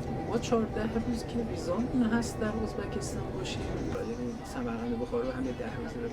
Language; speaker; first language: Persian; native; Persian